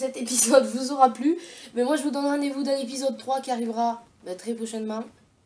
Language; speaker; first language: French; native; French